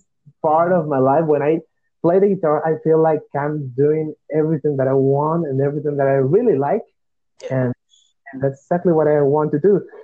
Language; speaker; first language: English; non-native, learner; Spanish